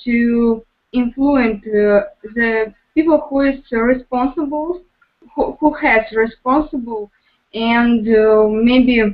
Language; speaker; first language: English; non-native, learner; Russian